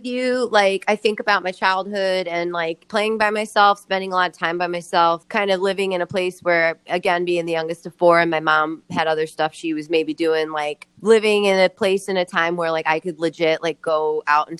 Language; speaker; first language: English; native; English